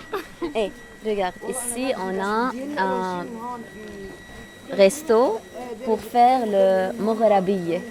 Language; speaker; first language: French; non-native, local second language; Arabic